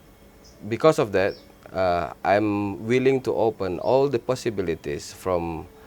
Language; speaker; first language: English; non-native, learner; Indonesian